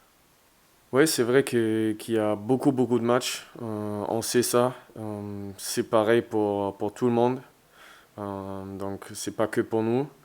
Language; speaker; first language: French; non-native, fluent; German